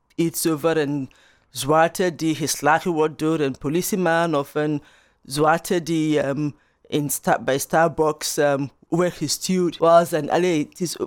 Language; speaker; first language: Dutch; non-native, fluent; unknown